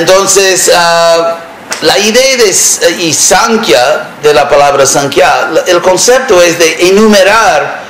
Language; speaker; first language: Spanish; non-native, fluent; English